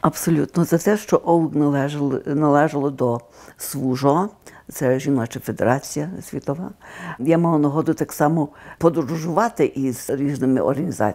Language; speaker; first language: Ukrainian; early bilingual, heritage; Ukrainian